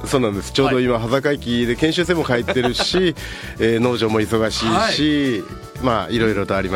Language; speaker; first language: Japanese; native; Japanese